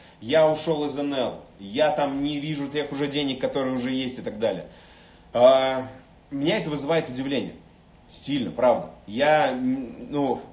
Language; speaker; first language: Russian; native; Russian